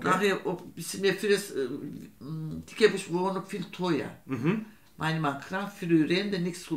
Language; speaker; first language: German; non-native, learner; Turkish